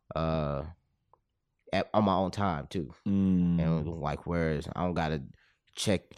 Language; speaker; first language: English; native; English